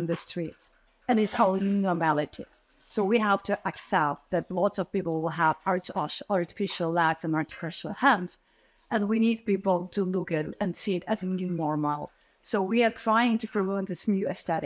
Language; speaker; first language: English; non-native, fluent; Ukrainian